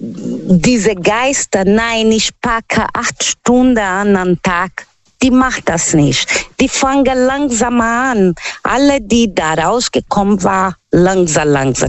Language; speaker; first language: German; non-native, fluent; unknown